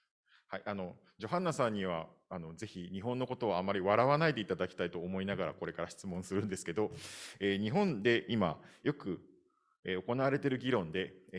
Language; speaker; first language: Japanese; native; Japanese